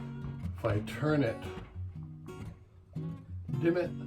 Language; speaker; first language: English; native; English